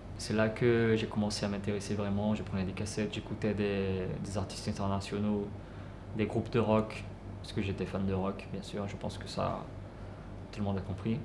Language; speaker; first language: French; early bilingual, other home language; Portuguese